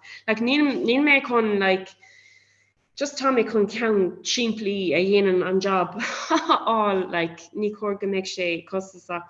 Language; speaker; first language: Irish; non-native, local second language; English